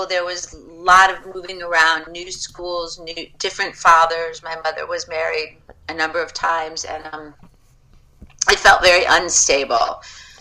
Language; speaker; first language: English; native; English